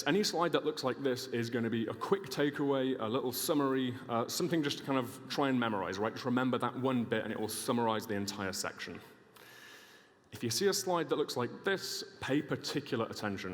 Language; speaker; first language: English; native; English